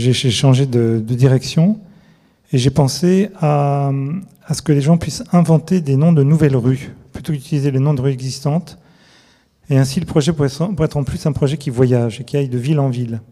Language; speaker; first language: French; native; French